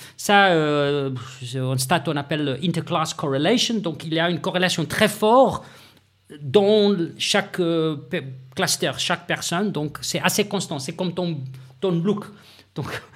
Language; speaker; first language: French; non-native, fluent; Afrikaans